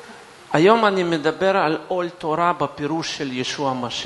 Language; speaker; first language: Hebrew; non-native, fluent; Russian